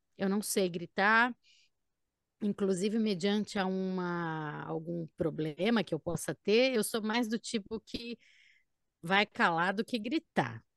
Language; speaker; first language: Portuguese; native; Portuguese